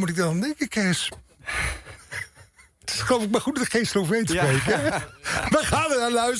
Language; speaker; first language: Dutch; native; Dutch